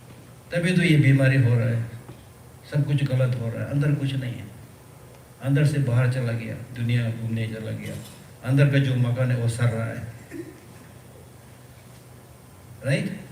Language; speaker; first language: Hindi; early bilingual, other home language; Tibetan